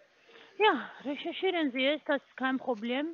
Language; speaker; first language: German; non-native, learner; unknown